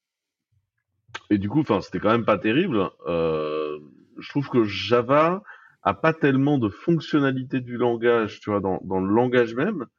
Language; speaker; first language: French; native; French